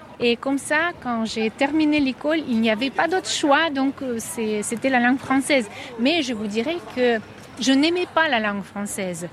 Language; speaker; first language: French; non-native, fluent; Russian